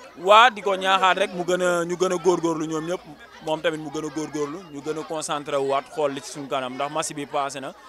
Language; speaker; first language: Wolof; native; Wolof